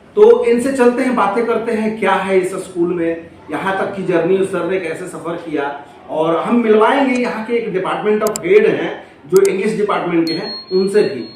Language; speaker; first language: Hindi; native; Hindi